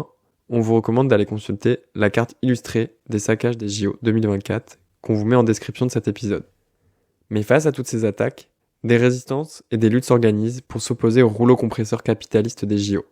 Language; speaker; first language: French; native; French